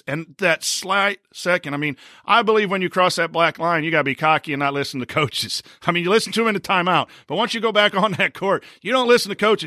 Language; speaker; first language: English; native; English